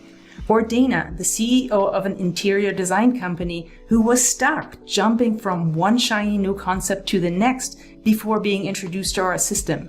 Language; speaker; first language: English; native; English